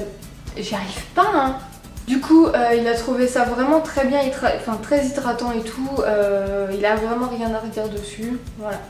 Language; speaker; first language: French; native; French